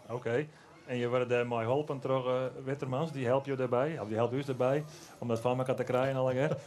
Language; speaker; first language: Dutch; non-native, local second language; Western Frisian